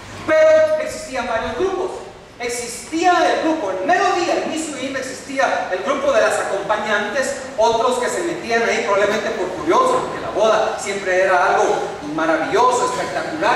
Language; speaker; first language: Spanish; native; Spanish